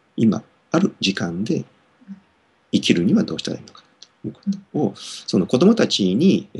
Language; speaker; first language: Japanese; native; Japanese